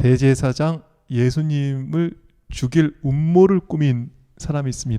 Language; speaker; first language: Korean; native; Korean